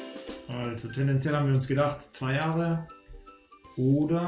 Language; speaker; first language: German; native; German